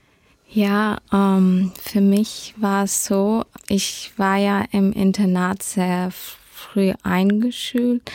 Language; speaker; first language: German; early bilingual, heritage; German